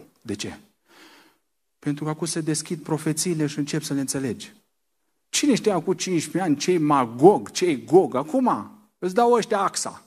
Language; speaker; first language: Romanian; native; Romanian